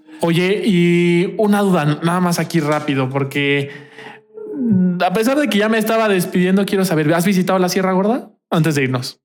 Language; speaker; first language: Spanish; native; Spanish